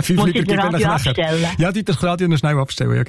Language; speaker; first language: German; native; German